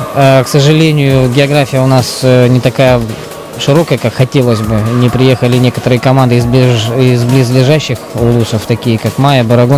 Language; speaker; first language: Russian; native; Russian